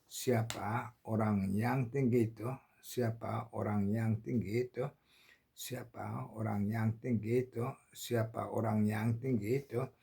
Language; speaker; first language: Indonesian; non-native, learner; Korean